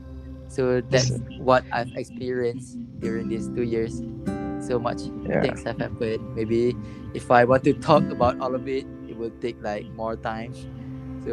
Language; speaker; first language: English; non-native, local second language; Malay